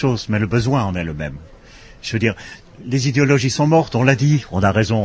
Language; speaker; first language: French; non-native, local second language; Dutch